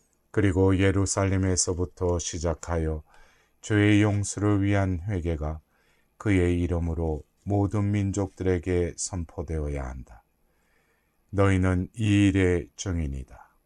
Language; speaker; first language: Korean; native; Korean